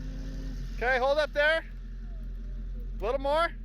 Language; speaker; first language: English; native; English